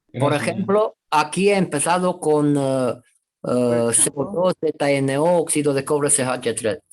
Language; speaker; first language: Spanish; non-native, fluent; Romanian